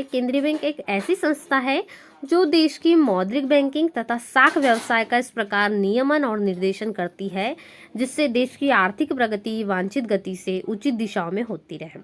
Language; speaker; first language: Hindi; native; Hindi